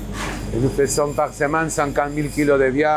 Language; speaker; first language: French; non-native, learner; Basque